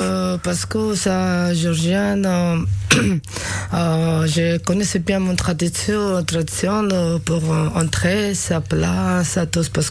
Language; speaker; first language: French; non-native, learner; Georgian